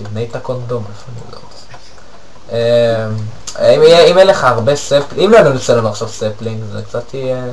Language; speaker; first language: Hebrew; native; Hebrew